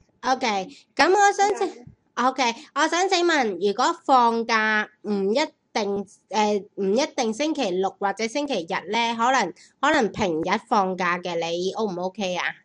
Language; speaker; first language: Cantonese; native; Cantonese